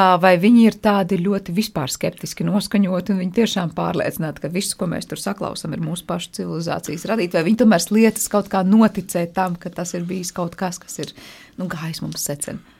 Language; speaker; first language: Latvian; native; Latvian